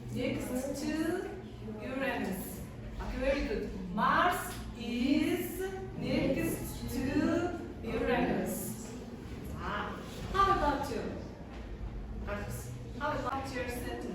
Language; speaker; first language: English; non-native, fluent; Mongolian